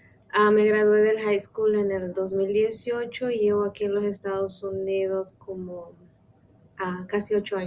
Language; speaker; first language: Spanish; non-native, local second language; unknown